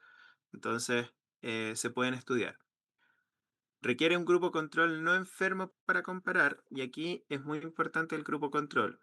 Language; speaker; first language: Spanish; native; Spanish